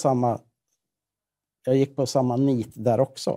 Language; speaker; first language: Swedish; native; Swedish